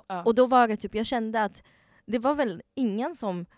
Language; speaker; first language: Swedish; early bilingual, other home language; Russian